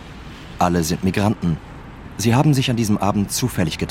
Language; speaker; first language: German; native; German